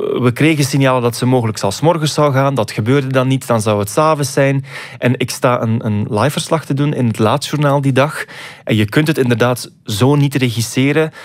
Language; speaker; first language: Dutch; native; Dutch